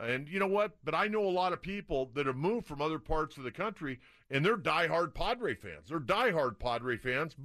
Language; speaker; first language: English; native; English